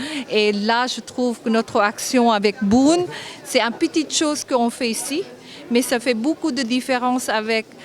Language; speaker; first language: French; non-native, fluent; Japanese